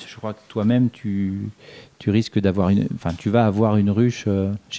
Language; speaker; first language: French; native; French